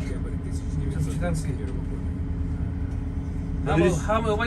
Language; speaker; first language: Russian; native; Russian